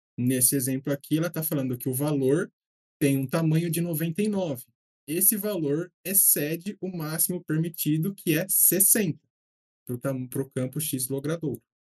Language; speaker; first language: Portuguese; native; Portuguese